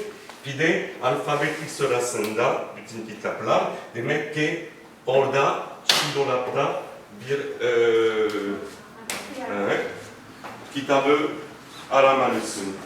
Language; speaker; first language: Turkish; non-native, fluent; French